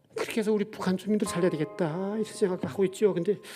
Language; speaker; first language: Korean; native; Korean